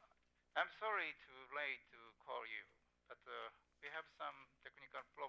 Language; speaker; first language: English; non-native, learner; Japanese